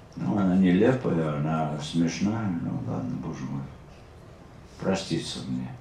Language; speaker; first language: Russian; non-native, local second language; Georgian